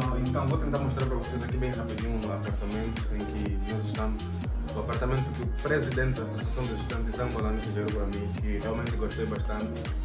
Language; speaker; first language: Portuguese; native; Portuguese